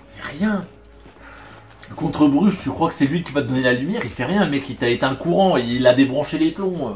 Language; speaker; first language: French; native; French